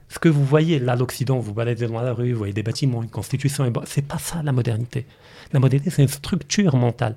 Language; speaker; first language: French; non-native, local second language; Arabic